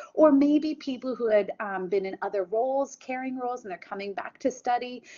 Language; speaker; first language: English; native; English